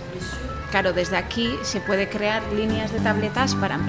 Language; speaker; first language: Spanish; native; Spanish